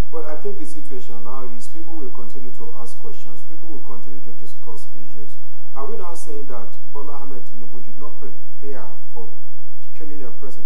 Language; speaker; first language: English; non-native, local second language; Yoruba